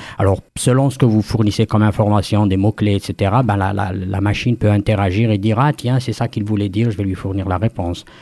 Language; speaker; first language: French; non-native, local second language; Kabyle